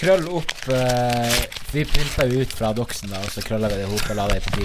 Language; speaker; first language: Norwegian; native; Norwegian